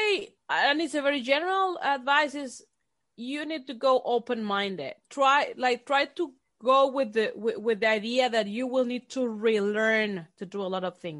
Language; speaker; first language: English; non-native, fluent; Spanish